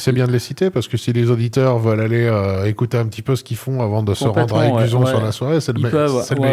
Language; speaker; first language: French; native; French